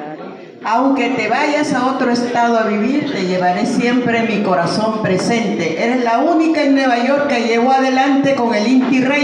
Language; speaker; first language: Spanish; native; Spanish